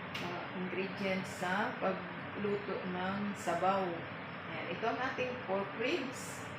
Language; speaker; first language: Filipino; non-native, local second language; Waray